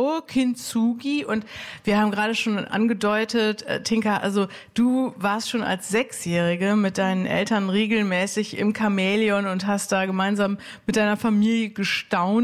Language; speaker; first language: German; native; German